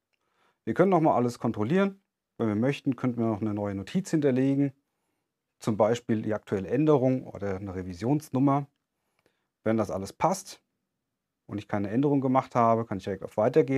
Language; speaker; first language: German; native; German